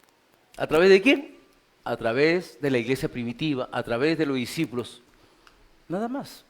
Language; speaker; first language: Spanish; native; Spanish